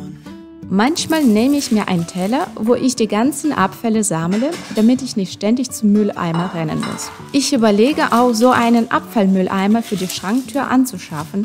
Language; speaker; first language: German; non-native, fluent; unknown